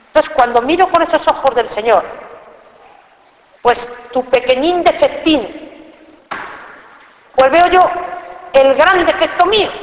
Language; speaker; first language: Spanish; native; Spanish